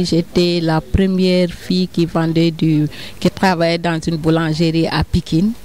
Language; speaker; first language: French; non-native, local second language; Wolof